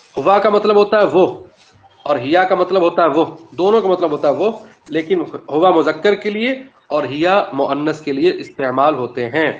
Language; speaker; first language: Urdu; native; Urdu